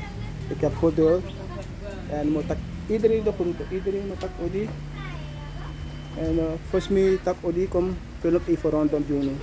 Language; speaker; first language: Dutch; non-native, local second language; Sranan Tongo